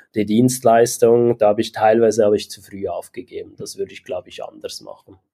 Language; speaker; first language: German; native; German